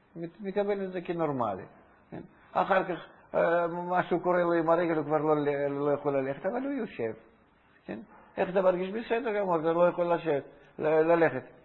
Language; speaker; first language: Hebrew; non-native, fluent; Russian